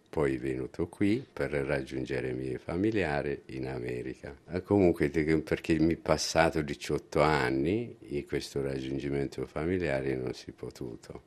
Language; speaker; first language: Italian; non-native, learner; Amharic